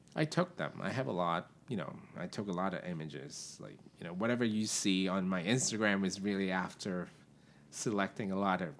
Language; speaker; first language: English; non-native, local second language; Cantonese